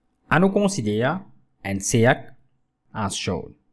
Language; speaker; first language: French; non-native, local second language; Morisyen